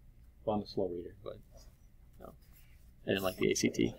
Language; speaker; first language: English; native; English